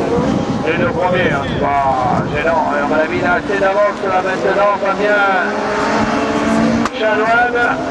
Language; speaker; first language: French; native; French